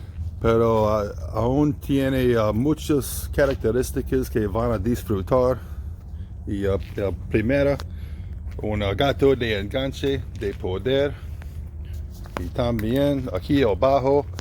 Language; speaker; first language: Spanish; non-native, fluent; English